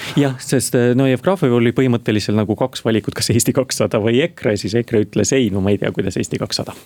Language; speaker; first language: Estonian; non-native, local second language; Russian